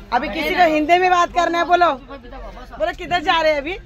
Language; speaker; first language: Hindi; non-native, local second language; Marathi